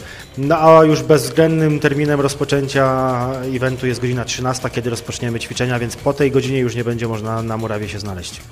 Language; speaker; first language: Polish; native; Polish